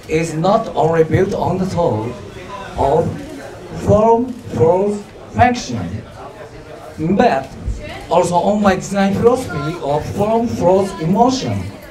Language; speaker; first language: English; non-native, learner; Japanese